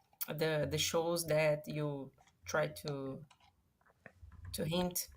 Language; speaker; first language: English; non-native, fluent; Portuguese